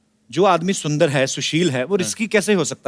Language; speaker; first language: Hindi; native; Hindi